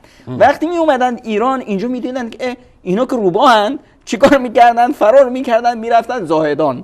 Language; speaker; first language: Persian; native; Persian